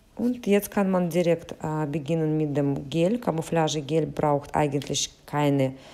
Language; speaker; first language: German; non-native, fluent; Russian